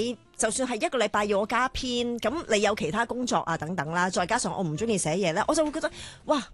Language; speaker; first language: Cantonese; native; Cantonese